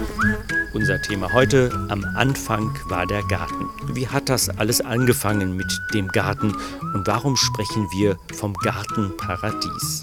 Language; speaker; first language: German; native; German